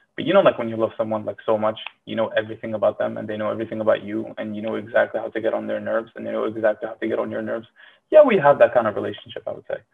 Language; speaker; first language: English; non-native, fluent; Arabic